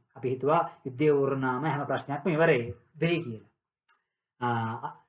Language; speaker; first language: Sinhala; non-native, local second language; Tamil